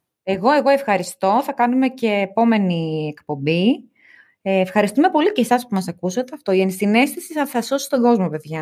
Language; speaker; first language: Greek; native; Greek